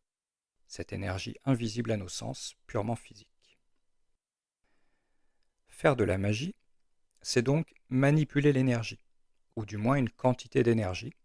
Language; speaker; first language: French; native; French